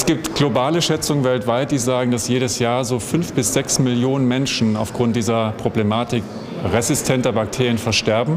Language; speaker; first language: German; native; German